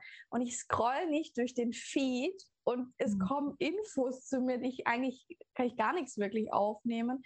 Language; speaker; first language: German; native; German